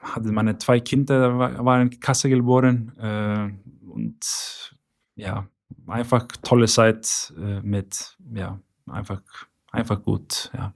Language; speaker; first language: German; non-native, learner; Icelandic